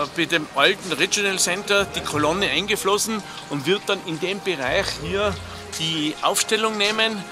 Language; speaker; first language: German; native; German